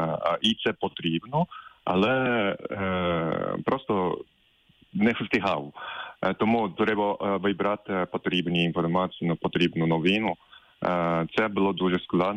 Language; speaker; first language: Ukrainian; non-native, fluent; Japanese